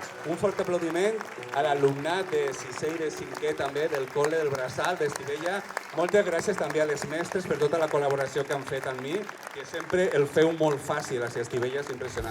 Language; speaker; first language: Catalan; native; Catalan